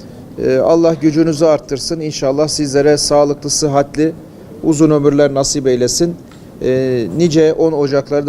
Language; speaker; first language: Turkish; native; Turkish